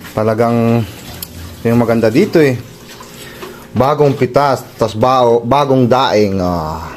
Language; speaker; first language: Filipino; non-native, local second language; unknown